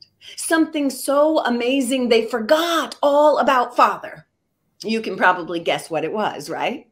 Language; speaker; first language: English; native; English